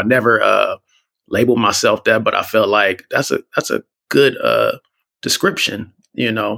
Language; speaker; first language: English; native; English